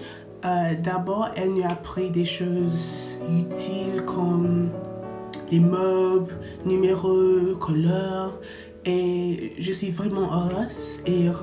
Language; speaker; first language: French; non-native, learner; English